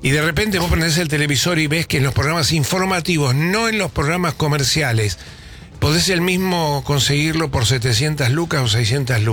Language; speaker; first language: Spanish; native; Spanish